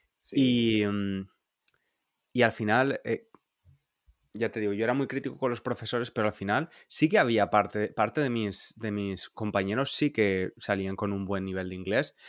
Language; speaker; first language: Spanish; native; Spanish